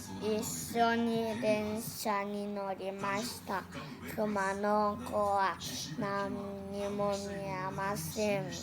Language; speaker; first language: Japanese; non-native, learner; Thai